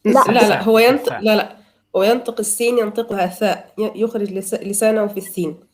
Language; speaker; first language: Arabic; native; Arabic